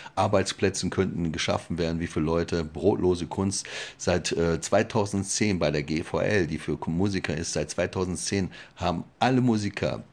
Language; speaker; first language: German; native; German